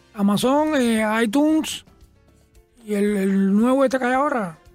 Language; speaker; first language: Spanish; early bilingual, heritage; Spanish